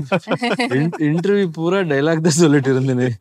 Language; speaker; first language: Tamil; non-native, local second language; Kannada